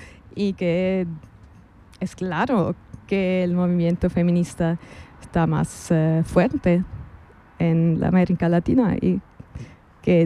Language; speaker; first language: Spanish; non-native, fluent; German